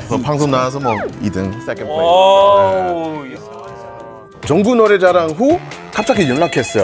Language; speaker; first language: Korean; non-native, learner; English